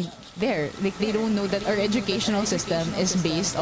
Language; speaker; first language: English; non-native, local second language; Filipino